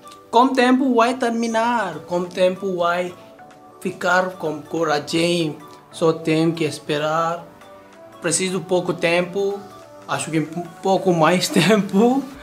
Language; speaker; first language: Portuguese; non-native, learner; Hindi